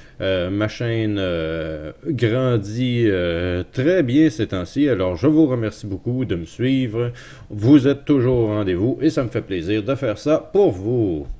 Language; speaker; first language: French; native; French